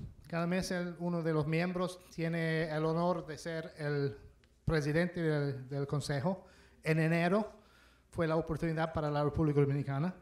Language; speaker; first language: Spanish; non-native, fluent; English